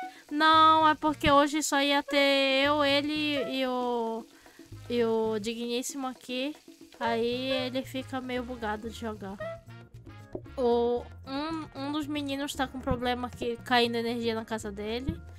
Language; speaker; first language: Portuguese; native; Portuguese